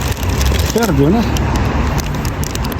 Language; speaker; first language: Spanish; non-native, learner; Arabic